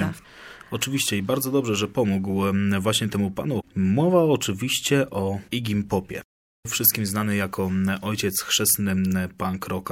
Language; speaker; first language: Polish; native; Polish